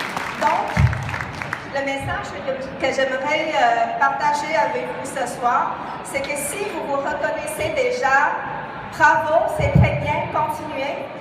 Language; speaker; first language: French; non-native, fluent; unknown